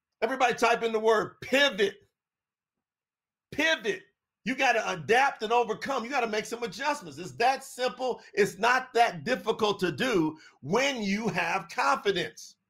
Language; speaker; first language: English; native; English